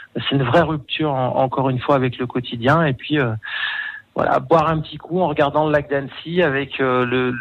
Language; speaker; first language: French; native; French